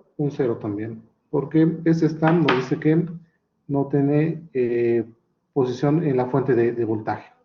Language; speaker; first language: Spanish; native; Spanish